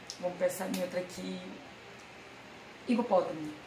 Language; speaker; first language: Portuguese; native; Portuguese